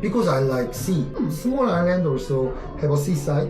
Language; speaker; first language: English; non-native, learner; Korean